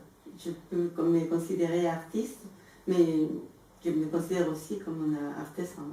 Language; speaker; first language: French; non-native, fluent; Spanish